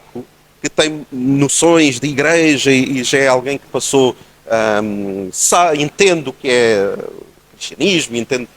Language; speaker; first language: Portuguese; native; Portuguese